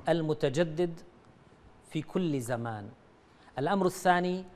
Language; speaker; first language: Arabic; native; Arabic